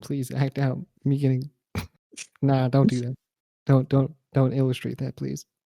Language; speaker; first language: English; native; English